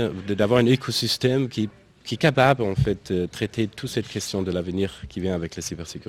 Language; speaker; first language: French; non-native, fluent; German